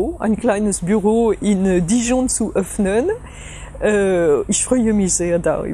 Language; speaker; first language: German; non-native, fluent; French